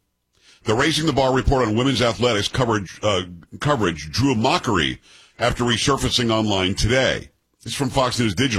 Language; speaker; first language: English; native; English